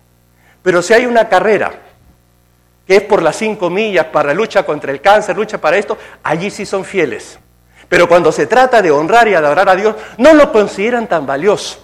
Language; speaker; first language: Spanish; native; Spanish